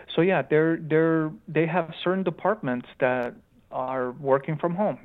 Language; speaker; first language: English; early bilingual, other home language; Romanian